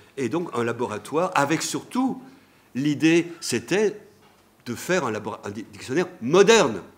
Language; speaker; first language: French; native; French